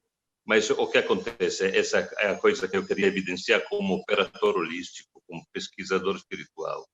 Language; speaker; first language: Portuguese; non-native, fluent; Italian